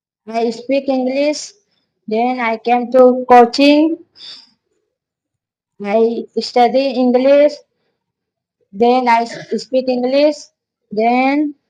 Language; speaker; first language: English; non-native, learner; Hindi